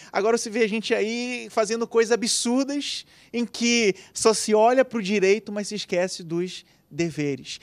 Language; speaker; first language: Portuguese; native; Portuguese